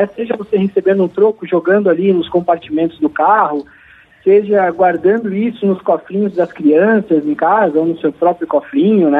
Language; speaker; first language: Portuguese; native; Portuguese